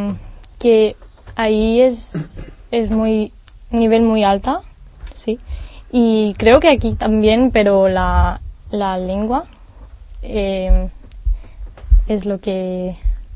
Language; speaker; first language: Spanish; non-native, learner; Hebrew